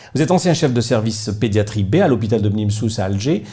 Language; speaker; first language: French; non-native, local second language; Arabic